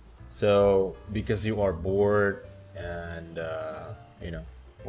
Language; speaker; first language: English; non-native, fluent; Indonesian